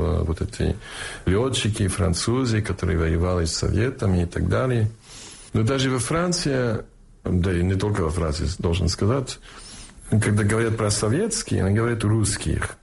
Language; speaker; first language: Russian; non-native, fluent; English